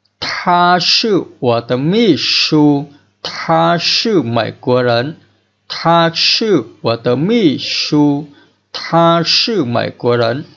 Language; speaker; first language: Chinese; non-native, fluent; Vietnamese